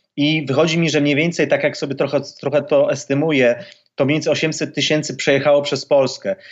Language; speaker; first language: Polish; native; Polish